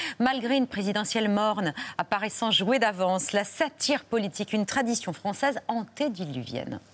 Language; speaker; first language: French; native; French